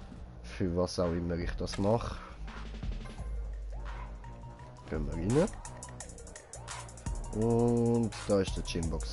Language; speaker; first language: German; native; German